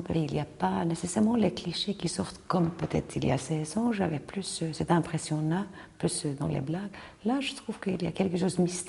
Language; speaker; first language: French; non-native, fluent; Icelandic